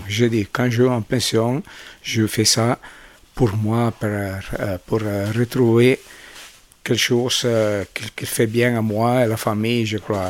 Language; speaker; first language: French; non-native, learner; Italian